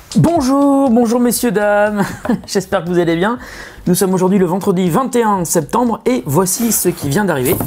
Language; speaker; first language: French; native; French